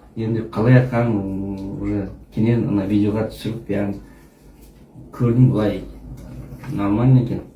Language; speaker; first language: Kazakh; non-native, local second language; Russian